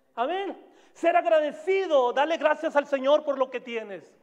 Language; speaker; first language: Spanish; native; Spanish